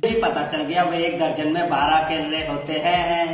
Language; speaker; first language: Hindi; native; Hindi